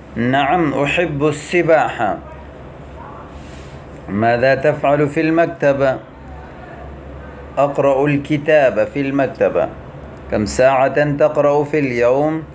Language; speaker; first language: Arabic; non-native, fluent; Urdu